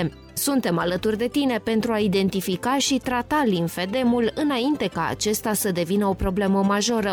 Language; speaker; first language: Romanian; native; Romanian